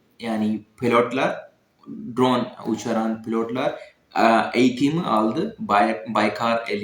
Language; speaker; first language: Turkish; non-native, fluent; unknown